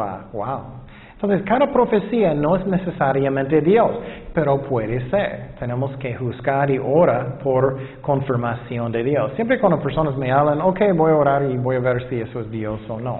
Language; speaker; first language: Spanish; non-native, fluent; English